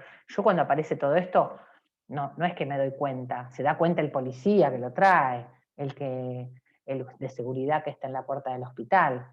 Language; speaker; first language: Spanish; native; Spanish